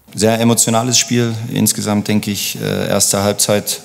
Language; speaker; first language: German; native; German